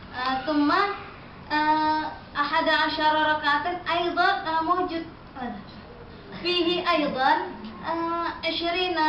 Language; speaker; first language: Arabic; non-native, learner; Indonesian